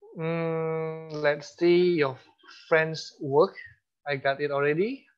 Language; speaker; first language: English; non-native, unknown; Indonesian